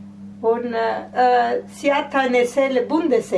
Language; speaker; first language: German; non-native, fluent; Italian